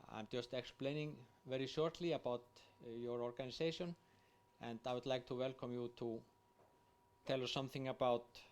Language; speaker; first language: English; non-native, fluent; Icelandic